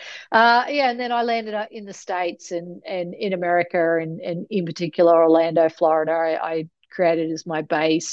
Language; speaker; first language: English; native; English